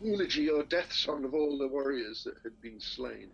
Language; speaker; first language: English; native; English